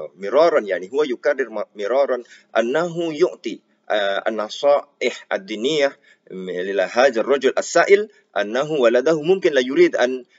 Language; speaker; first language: Arabic; non-native, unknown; Indonesian